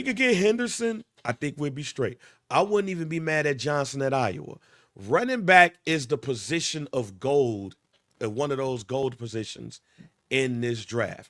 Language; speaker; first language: English; native; English